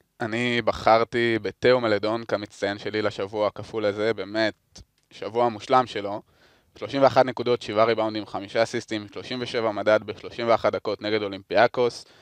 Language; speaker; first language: Hebrew; native; Hebrew